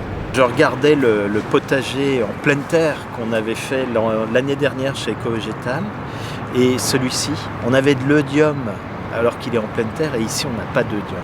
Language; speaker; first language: French; native; French